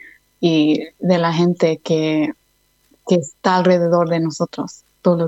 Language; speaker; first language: Spanish; early bilingual, other home language; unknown